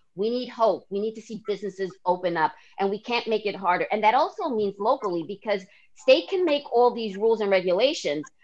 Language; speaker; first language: English; native; English